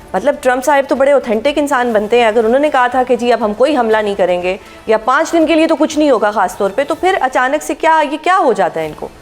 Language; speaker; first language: Urdu; native; Urdu